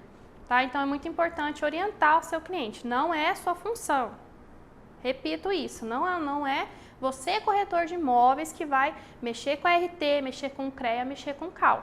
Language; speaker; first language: Portuguese; native; Portuguese